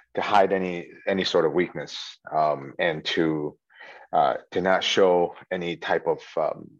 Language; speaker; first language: English; early bilingual, other home language; Chinese